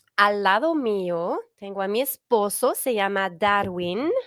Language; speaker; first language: Spanish; non-native, fluent; English